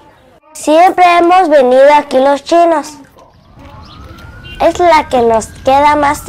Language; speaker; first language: Spanish; early bilingual, other home language; Cantonese